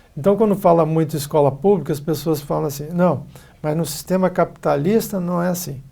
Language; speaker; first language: Portuguese; native; Portuguese